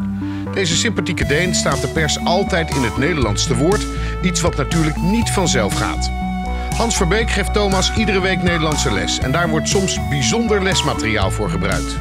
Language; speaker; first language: Dutch; native; Dutch